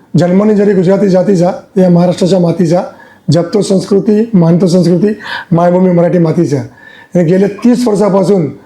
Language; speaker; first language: Marathi; non-native, local second language; Gujarati